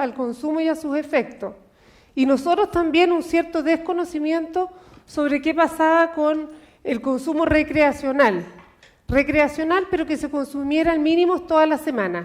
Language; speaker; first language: Spanish; native; Spanish